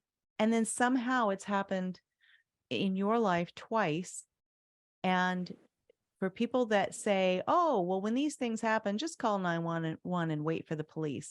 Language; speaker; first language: English; native; English